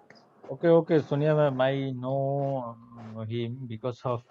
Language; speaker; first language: English; non-native, learner; Bangla